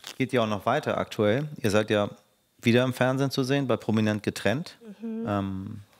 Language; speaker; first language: German; native; German